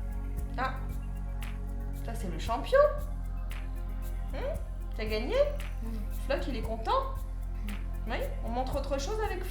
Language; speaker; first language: French; native; French